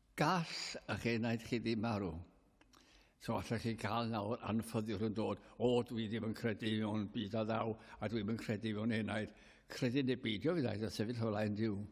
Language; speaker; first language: Welsh; native; Welsh